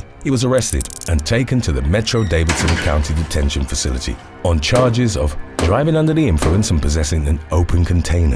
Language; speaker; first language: English; native; English